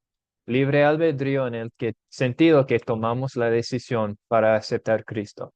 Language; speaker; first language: Spanish; non-native, fluent; English